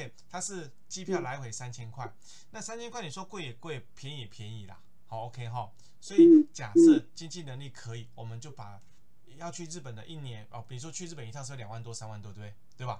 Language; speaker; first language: Chinese; native; Chinese